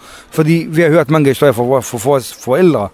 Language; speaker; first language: Danish; non-native, learner; Kurdish